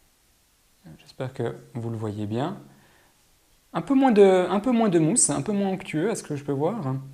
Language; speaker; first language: French; native; French